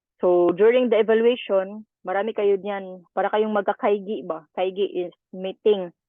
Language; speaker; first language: Filipino; native; Filipino